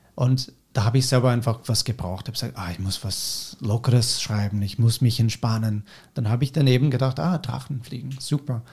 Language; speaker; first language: German; non-native, fluent; English